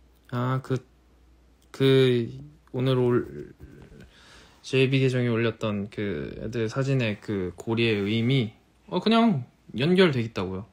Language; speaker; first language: Korean; native; Korean